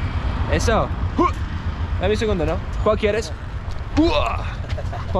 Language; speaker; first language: Spanish; non-native, fluent; English